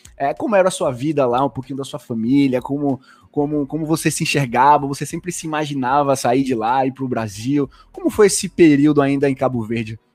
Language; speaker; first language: Portuguese; native; Portuguese